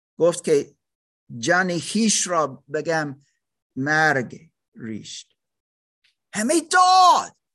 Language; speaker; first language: Persian; non-native, learner; German